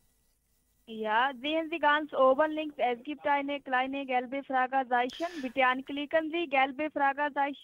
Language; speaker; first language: German; non-native, learner; Hindi